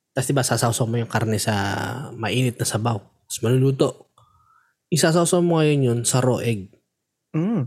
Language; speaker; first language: Filipino; native; Filipino